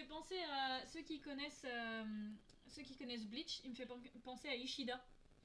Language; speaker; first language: French; native; French